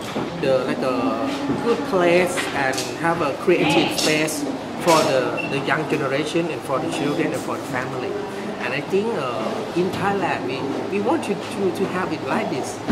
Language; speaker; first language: English; non-native, learner; Thai